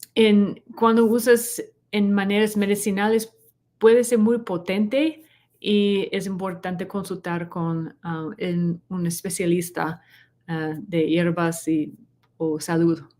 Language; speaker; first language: Spanish; non-native, fluent; English